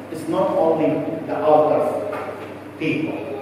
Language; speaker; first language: English; non-native, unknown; Arabic